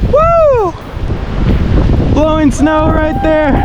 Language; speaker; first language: English; native; English